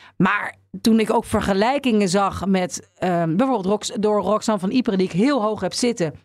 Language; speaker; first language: Dutch; native; Dutch